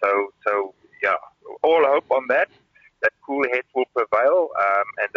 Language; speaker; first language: English; non-native, local second language; Afrikaans